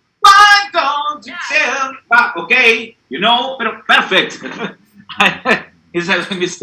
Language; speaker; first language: English; non-native, learner; Italian